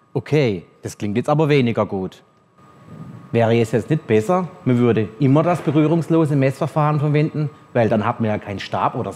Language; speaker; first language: German; native; German